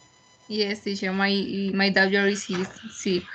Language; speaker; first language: English; non-native, learner; Spanish